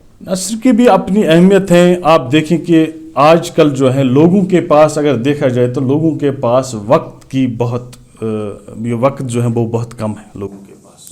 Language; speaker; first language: Urdu; non-native, local second language; Kashmiri